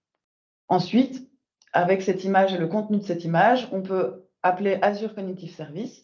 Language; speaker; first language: French; native; French